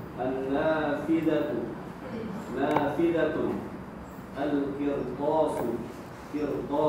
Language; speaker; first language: Arabic; non-native, learner; Indonesian